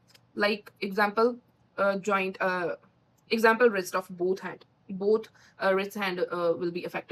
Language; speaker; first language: English; non-native, local second language; Punjabi